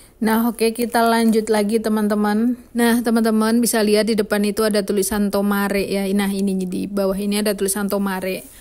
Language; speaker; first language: Indonesian; native; Indonesian